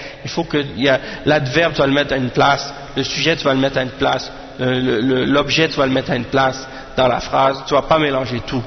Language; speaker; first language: French; native; French